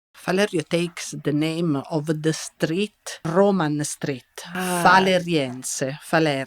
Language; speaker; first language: English; non-native, learner; Italian